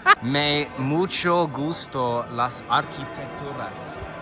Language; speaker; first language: Spanish; non-native, learner; English